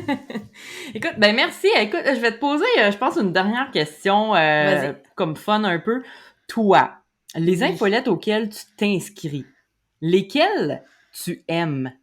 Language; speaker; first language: French; native; French